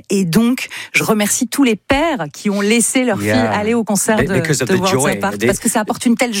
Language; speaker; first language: French; native; French